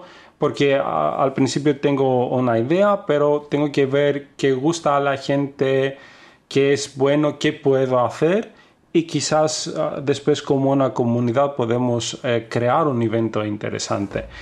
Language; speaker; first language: Spanish; non-native, fluent; Greek